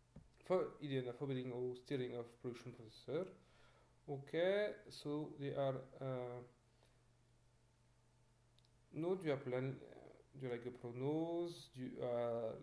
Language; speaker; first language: Swedish; non-native, learner; French